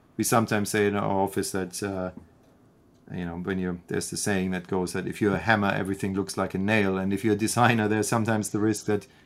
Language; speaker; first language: English; non-native, fluent; German